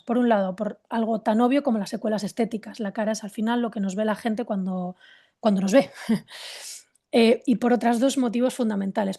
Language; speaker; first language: Spanish; native; Spanish